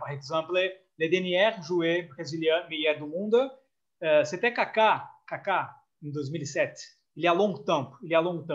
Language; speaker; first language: French; non-native, fluent; Portuguese